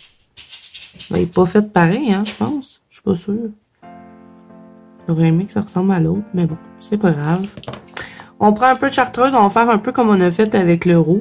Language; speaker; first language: French; native; French